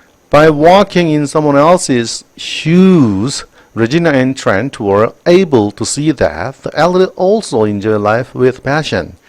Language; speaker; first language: English; non-native, fluent; Korean